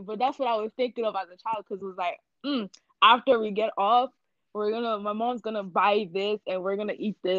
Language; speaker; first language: English; non-native, local second language; Yoruba